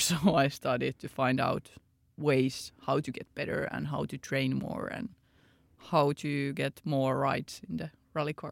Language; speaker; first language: English; non-native, fluent; Finnish